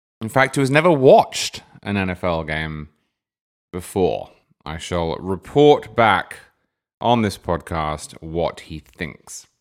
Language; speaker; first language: English; native; English